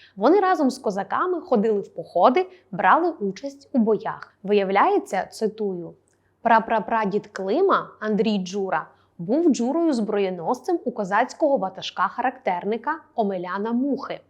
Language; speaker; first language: Ukrainian; native; Ukrainian